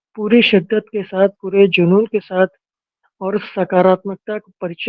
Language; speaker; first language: Hindi; native; Hindi